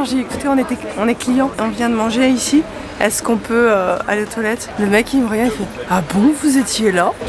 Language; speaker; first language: French; native; French